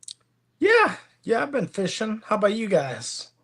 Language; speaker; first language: English; native; English